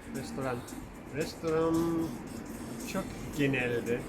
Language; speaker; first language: Turkish; non-native, learner; English